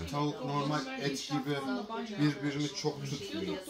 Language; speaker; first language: Turkish; native; Turkish